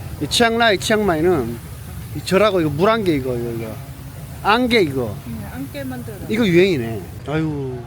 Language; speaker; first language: Korean; native; Korean